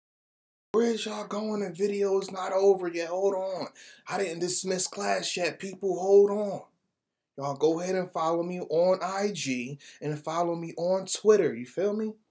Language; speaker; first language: English; native; English